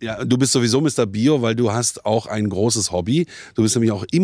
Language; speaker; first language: German; native; German